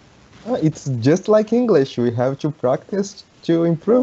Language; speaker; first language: English; non-native, learner; Portuguese